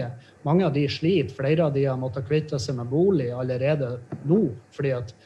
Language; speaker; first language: Norwegian; native; Norwegian